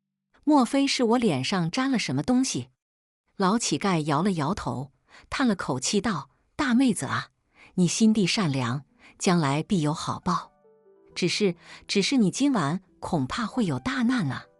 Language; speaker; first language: Chinese; native; Chinese